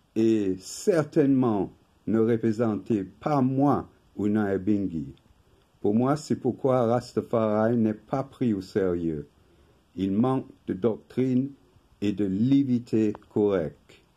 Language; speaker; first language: French; non-native, fluent; English